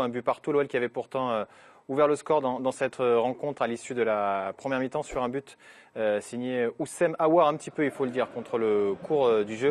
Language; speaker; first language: French; native; French